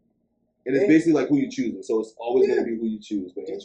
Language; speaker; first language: English; native; English